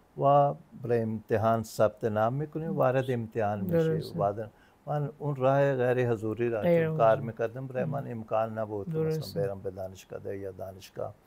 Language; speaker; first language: Persian; non-native, fluent; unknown